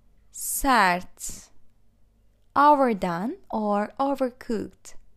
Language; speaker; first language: English; non-native, fluent; Turkish